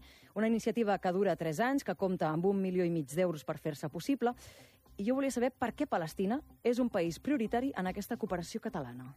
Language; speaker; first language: Catalan; native; Catalan